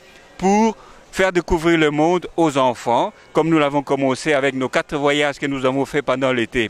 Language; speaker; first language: French; native; French